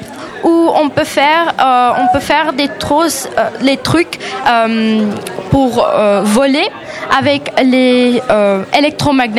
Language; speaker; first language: French; non-native, learner; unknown